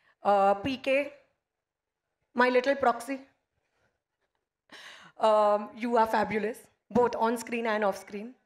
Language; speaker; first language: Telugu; non-native, local second language; Hindi